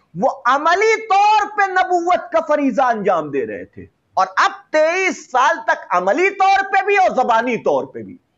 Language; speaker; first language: Hindi; native; Hindi